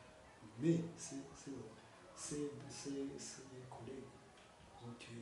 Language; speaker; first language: French; non-native, learner; Kinyarwanda